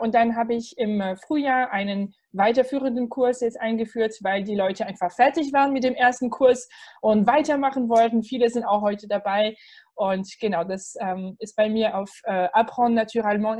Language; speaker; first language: German; non-native, fluent; French